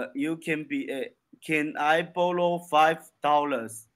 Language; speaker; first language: English; non-native, learner; Chinese